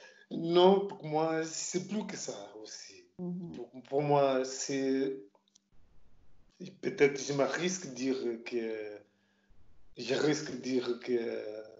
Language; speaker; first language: French; non-native, local second language; Portuguese